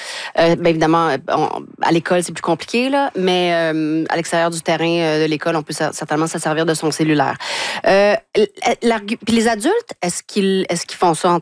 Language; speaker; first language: French; native; French